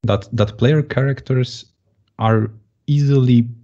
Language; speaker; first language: English; non-native, fluent; Polish